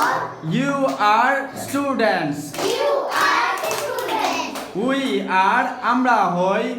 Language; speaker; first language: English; non-native, fluent; Bangla